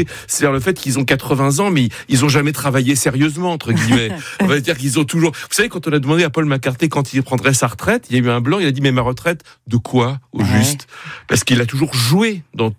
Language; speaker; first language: French; native; French